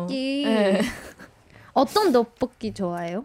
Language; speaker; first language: Korean; non-native, fluent; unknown